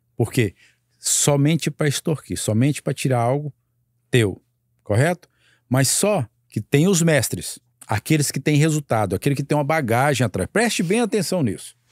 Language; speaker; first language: Portuguese; native; Portuguese